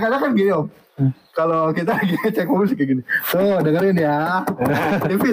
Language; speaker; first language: Indonesian; native; Indonesian